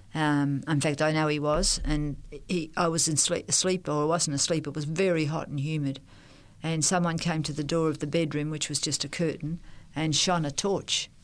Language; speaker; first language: English; native; English